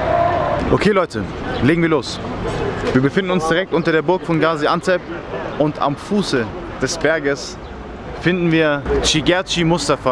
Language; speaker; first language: German; native; German